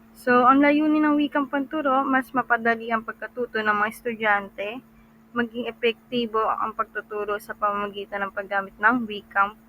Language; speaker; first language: Filipino; non-native, local second language; Cebuano